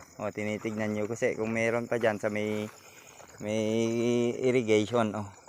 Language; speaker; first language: Filipino; native; Filipino